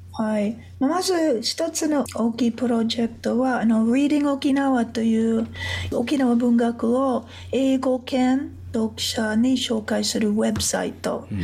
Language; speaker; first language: Japanese; non-native, fluent; English